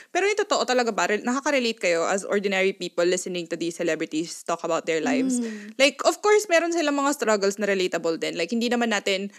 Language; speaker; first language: Filipino; non-native, local second language; Pampanga